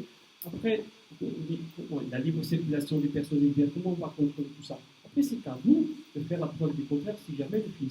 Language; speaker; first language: French; native; French